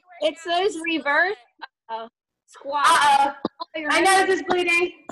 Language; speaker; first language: English; native; English